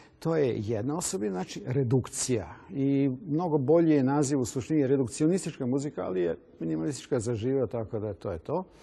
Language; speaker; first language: Serbian; native; Serbian